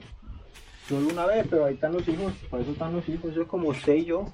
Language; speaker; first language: Spanish; native; Spanish